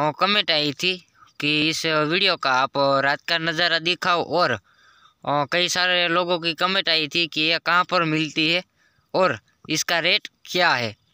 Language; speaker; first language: Hindi; non-native, local second language; Gujarati